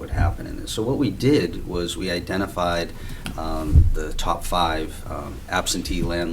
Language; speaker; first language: English; native; English